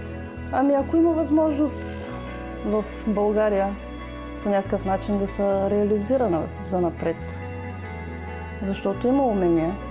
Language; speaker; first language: Bulgarian; native; Bulgarian